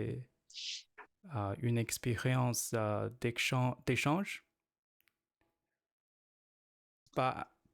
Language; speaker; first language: French; non-native, learner; Chinese